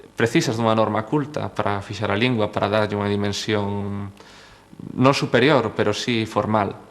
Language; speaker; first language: Galician; non-native, local second language; Spanish